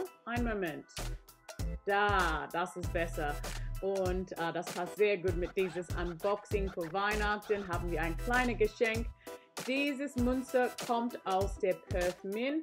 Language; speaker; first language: German; non-native, learner; English